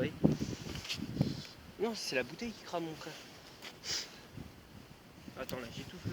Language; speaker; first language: French; native; French